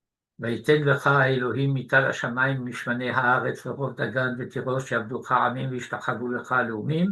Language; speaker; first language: Hebrew; non-native, fluent; French